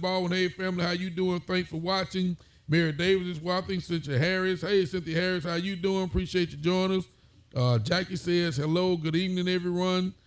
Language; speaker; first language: English; native; English